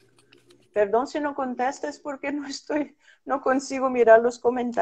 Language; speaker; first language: Spanish; non-native, fluent; Portuguese